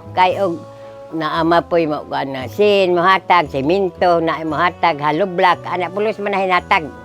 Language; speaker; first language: Cebuano; native; Cebuano